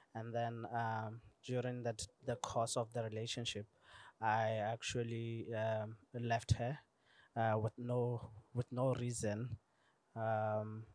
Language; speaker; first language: English; non-native, local second language; Tswana